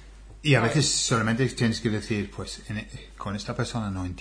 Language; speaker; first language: Spanish; non-native, fluent; English